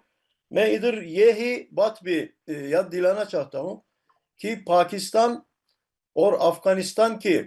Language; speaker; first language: Hindi; non-native, fluent; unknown